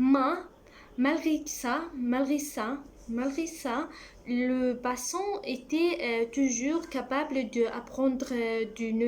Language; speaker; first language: French; non-native, learner; Arabic